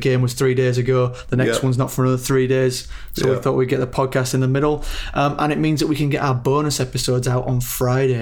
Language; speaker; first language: English; native; English